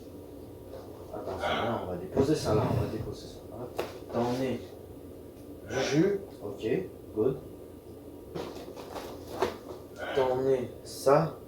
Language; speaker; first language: French; native; French